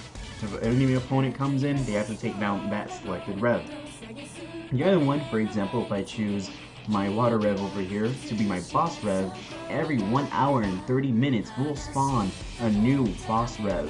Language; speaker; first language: English; native; English